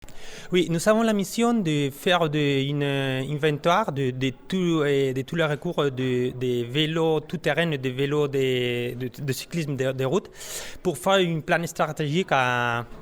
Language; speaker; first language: French; non-native, learner; Spanish